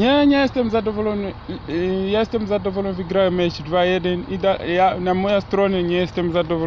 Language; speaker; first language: Polish; non-native, learner; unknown